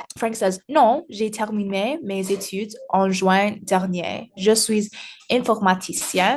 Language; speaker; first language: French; non-native, learner; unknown